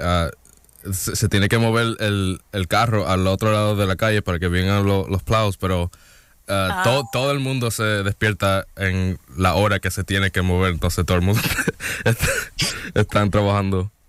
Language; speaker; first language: Spanish; non-native, learner; English